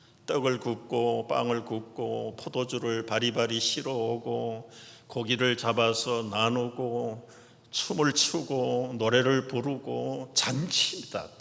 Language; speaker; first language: Korean; native; Korean